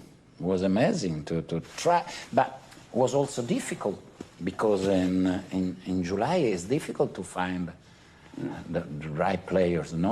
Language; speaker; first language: English; non-native, fluent; Italian